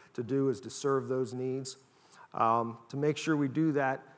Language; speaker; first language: English; native; English